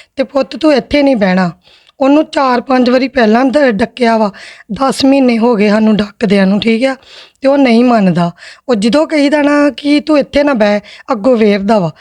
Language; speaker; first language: Punjabi; native; Punjabi